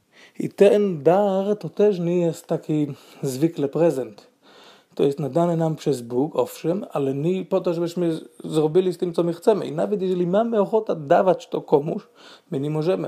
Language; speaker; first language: Polish; non-native, fluent; Hebrew